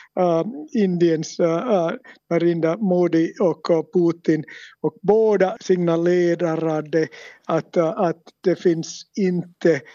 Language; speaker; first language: Swedish; non-native, local second language; Finnish